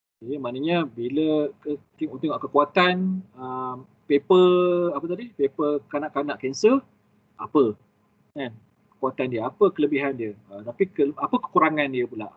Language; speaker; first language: Malay; native; Malay